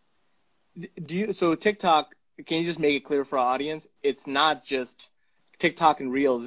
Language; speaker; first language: English; non-native, local second language; Punjabi